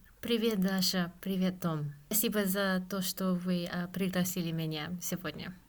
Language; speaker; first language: Russian; non-native, fluent; Japanese